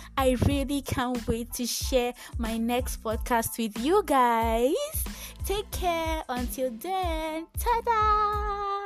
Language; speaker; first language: English; non-native, local second language; Igbo